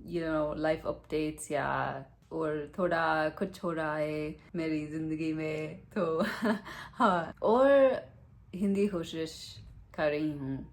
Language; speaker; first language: Hindi; non-native, learner; English